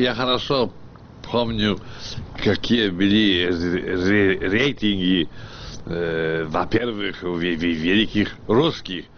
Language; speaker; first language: Russian; non-native, fluent; Polish